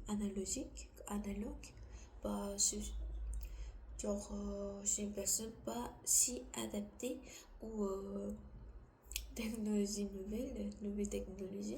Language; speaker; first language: French; non-native, learner; Korean